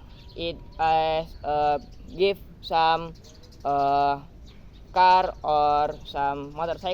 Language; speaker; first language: English; non-native, learner; Indonesian